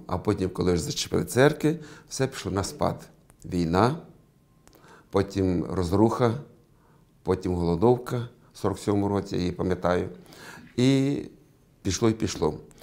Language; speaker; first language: Ukrainian; native; Ukrainian